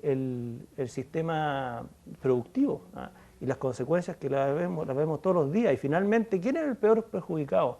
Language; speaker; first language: Spanish; native; Spanish